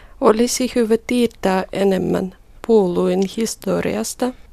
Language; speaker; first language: Finnish; non-native, learner; Russian